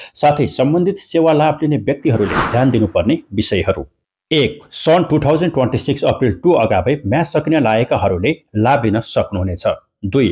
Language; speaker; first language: Nepali; native; Nepali